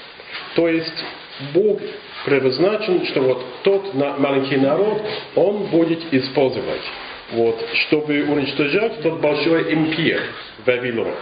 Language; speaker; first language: Russian; non-native, fluent; English